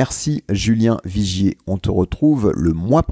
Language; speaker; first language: French; native; French